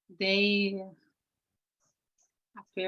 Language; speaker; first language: English; non-native, learner; Spanish